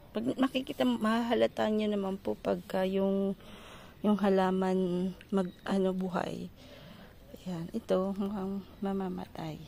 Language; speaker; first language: Filipino; non-native, local second language; Bikol